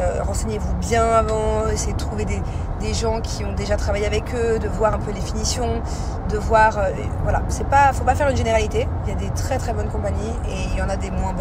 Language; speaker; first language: French; native; French